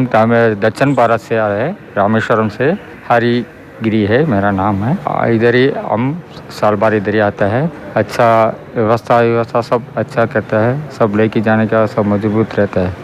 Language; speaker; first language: Hindi; non-native, local second language; Tamil